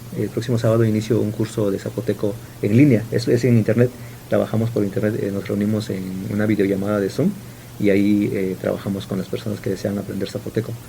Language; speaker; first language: Spanish; non-native, local second language; Zapotec